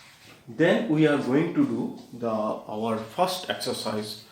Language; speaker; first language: English; non-native, local second language; Bangla